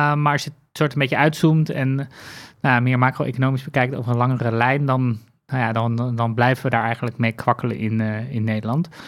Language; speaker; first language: Dutch; native; Dutch